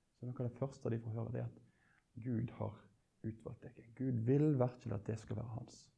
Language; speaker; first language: Norwegian; native; Norwegian